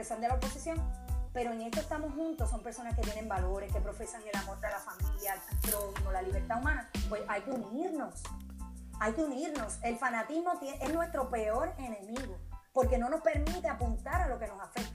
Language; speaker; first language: Spanish; native; Spanish